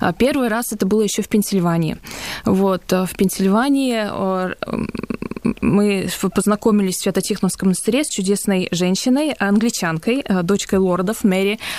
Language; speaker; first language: Russian; early bilingual, heritage; Russian